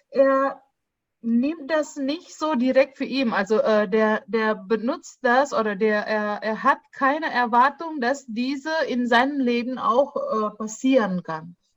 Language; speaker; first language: German; non-native, fluent; Indonesian